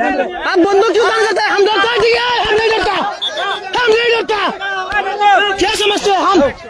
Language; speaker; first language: Hindi; non-native, learner; Bangla